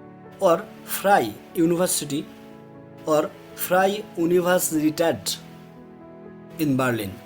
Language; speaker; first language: German; non-native, learner; Bangla